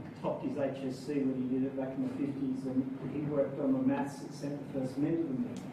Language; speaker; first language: English; native; English